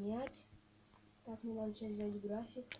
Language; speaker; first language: Russian; native; Russian